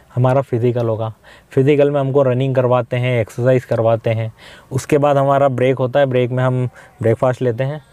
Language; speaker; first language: Hindi; native; Hindi